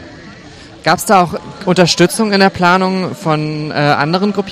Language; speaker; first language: German; native; German